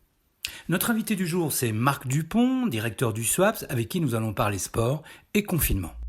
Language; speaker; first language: French; native; French